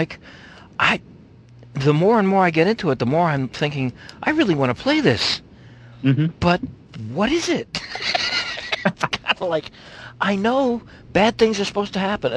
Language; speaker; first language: English; native; English